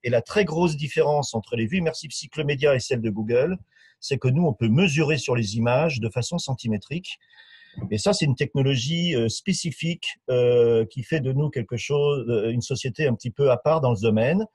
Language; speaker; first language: French; native; French